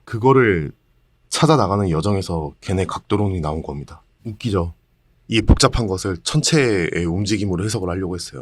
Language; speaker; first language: Korean; native; Korean